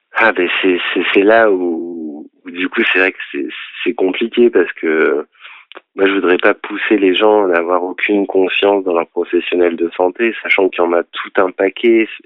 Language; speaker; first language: French; native; French